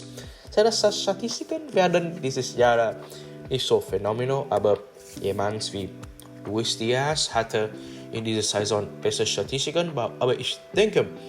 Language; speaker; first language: German; non-native, learner; English